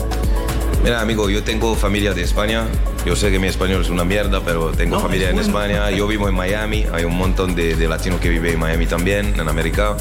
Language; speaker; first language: Spanish; non-native, learner; French